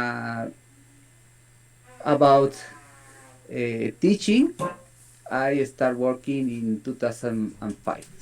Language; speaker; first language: English; non-native, learner; Spanish